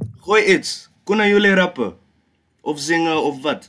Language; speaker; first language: Dutch; non-native, learner; English